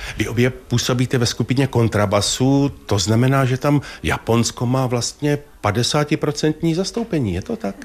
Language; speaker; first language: Czech; native; Czech